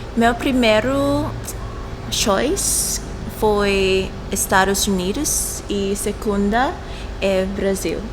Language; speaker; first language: Portuguese; non-native, learner; Thai